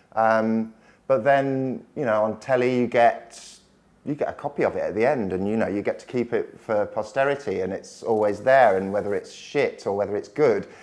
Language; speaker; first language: English; native; English